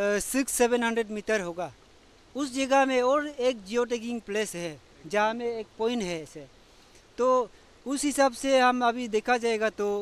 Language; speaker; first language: Hindi; non-native, local second language; Adi